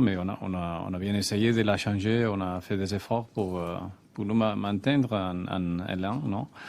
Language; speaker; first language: French; non-native, fluent; Spanish